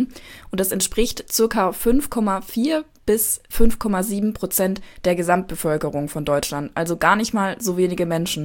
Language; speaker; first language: German; native; German